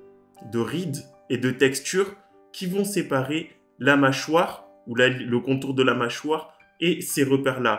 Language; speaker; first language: French; native; French